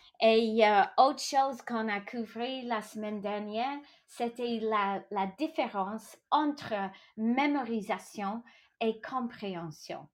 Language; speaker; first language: French; non-native, local second language; English